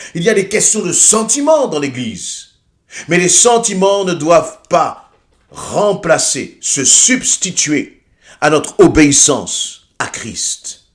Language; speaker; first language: French; native; French